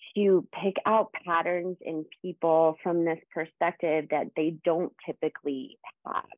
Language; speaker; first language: English; native; English